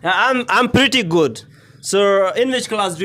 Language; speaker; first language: English; non-native, learner; Hindi